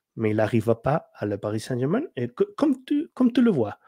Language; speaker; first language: French; non-native, learner; Spanish